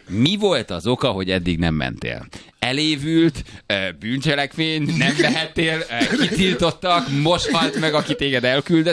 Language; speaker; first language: Hungarian; native; Hungarian